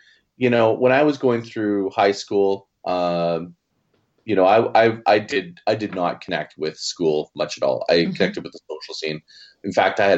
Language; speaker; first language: English; native; English